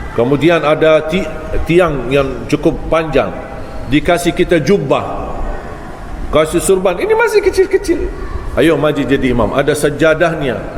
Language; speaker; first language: Malay; non-native, fluent; Arabic